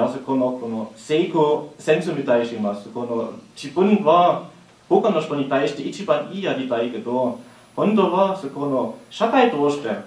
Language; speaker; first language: Japanese; non-native, learner; German